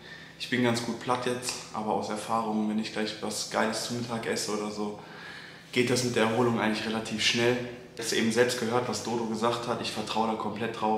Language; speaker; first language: German; native; German